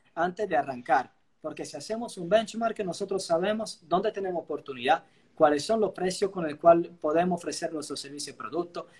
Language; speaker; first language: Spanish; non-native, fluent; Italian